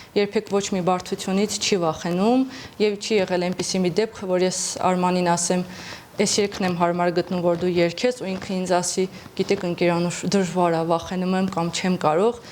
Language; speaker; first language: Armenian; native; Armenian